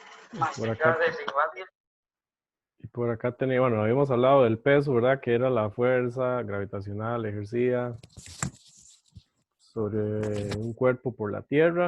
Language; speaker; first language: Spanish; native; Spanish